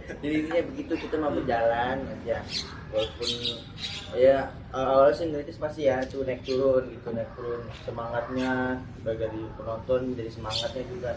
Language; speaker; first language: Indonesian; native; Indonesian